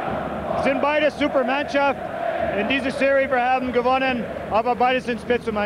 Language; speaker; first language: German; non-native, learner; English